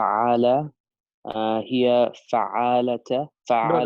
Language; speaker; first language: Arabic; non-native, learner; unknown